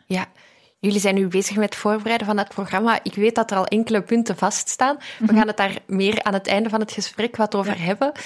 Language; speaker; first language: Dutch; native; Dutch